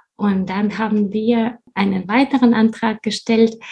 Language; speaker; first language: German; non-native, fluent; Russian